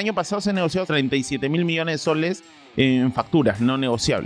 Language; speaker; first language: Spanish; native; Spanish